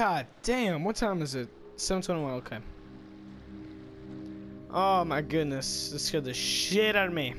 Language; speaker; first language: English; native; English